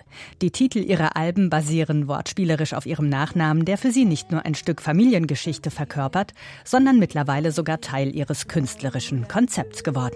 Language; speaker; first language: German; native; German